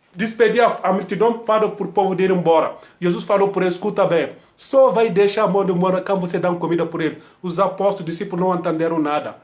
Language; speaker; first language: Portuguese; non-native, fluent; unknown